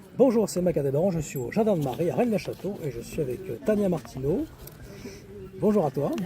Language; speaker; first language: French; native; French